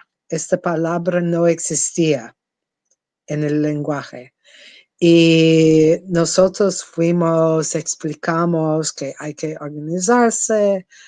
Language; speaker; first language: Spanish; non-native, fluent; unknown